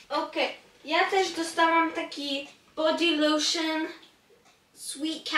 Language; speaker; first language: Polish; early bilingual, heritage; Polish